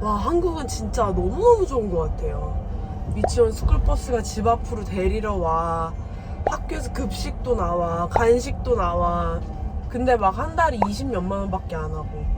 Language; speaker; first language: Korean; native; Korean